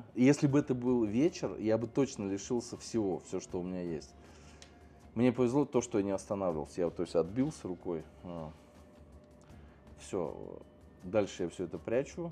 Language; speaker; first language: Russian; native; Russian